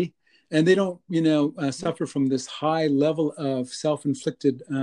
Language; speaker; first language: English; native; English